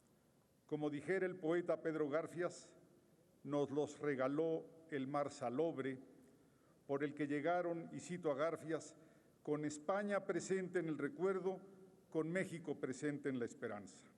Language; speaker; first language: Spanish; native; Spanish